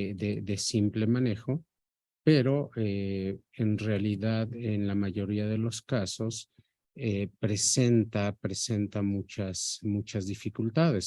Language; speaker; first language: Spanish; native; Spanish